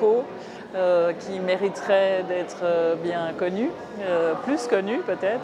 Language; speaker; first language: French; native; French